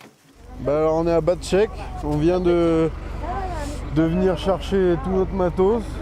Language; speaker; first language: French; native; French